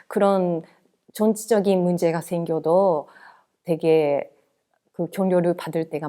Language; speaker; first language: Korean; non-native, fluent; Japanese